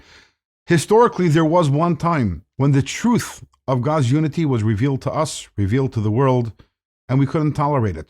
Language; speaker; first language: English; native; English